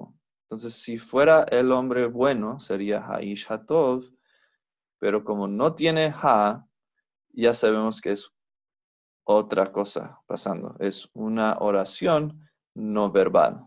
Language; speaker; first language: Spanish; non-native, fluent; English